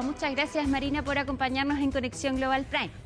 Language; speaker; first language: Spanish; native; Spanish